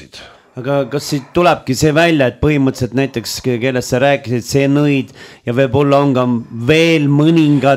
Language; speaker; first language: Estonian; native; Estonian